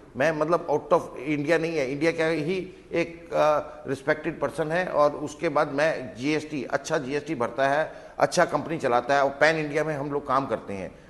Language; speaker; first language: Hindi; native; Hindi